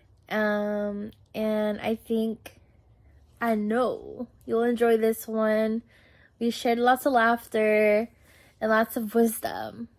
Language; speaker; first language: English; early bilingual, other home language; Spanish